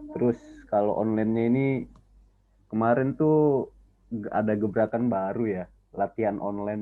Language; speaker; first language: Indonesian; native; Indonesian